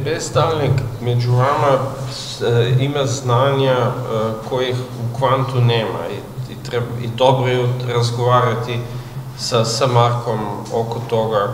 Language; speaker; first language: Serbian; non-native, fluent; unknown